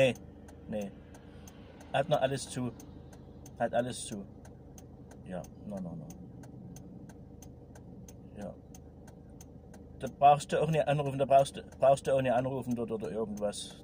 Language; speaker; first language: German; native; German